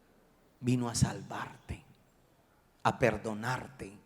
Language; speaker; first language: Spanish; native; Spanish